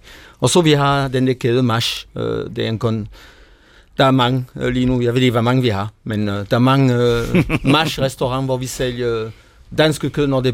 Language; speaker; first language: Danish; non-native, fluent; French